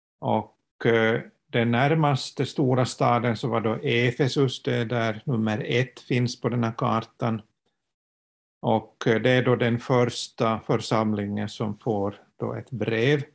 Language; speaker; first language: Swedish; native; Swedish